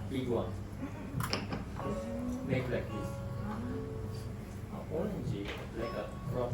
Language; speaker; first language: English; non-native, learner; Japanese